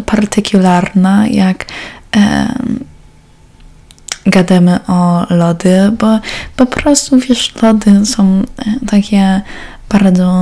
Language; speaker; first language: Polish; early bilingual, heritage; Polish